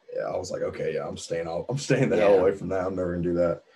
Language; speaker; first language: English; native; English